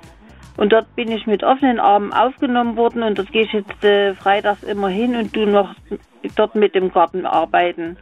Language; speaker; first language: German; native; German